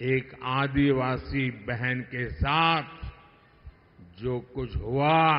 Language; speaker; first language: Hindi; non-native, local second language; Gujarati